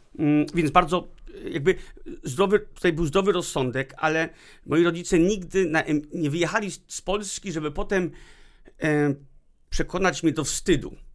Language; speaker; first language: Polish; early bilingual, heritage; Polish